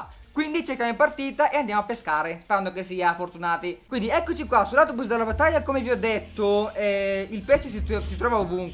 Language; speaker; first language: Italian; native; Italian